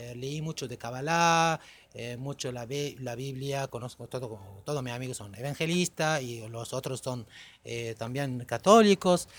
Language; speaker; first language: Spanish; non-native, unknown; Arabic